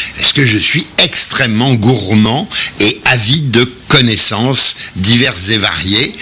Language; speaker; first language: French; native; French